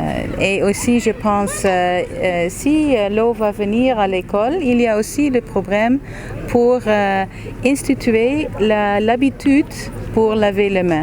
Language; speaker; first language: French; non-native, fluent; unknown